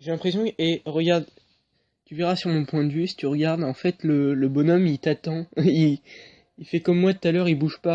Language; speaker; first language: French; native; French